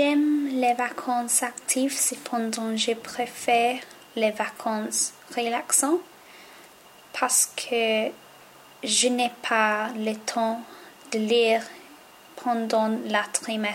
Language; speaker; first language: French; non-native, learner; English